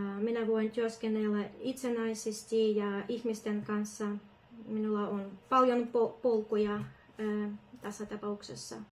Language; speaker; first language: Finnish; non-native, learner; Ukrainian